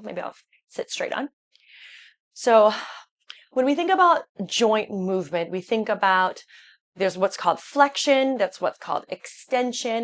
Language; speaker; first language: English; native; English